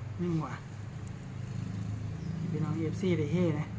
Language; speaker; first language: Thai; non-native, local second language; Lao